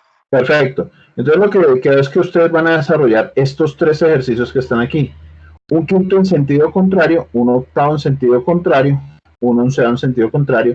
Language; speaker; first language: Spanish; native; Spanish